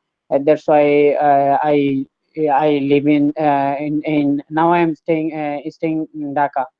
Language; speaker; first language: English; non-native, learner; Bangla